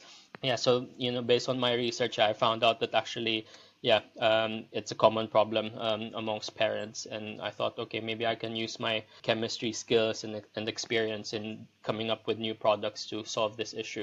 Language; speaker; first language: English; non-native, local second language; Filipino